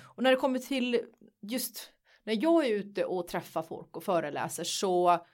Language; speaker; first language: Swedish; native; Swedish